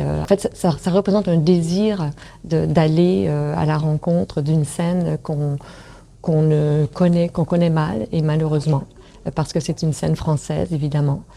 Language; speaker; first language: French; native; French